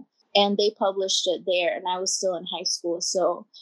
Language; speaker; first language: English; early bilingual, other home language; Spanish